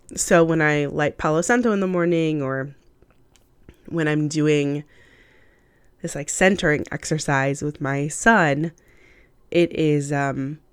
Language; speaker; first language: English; early bilingual, other home language; Hindi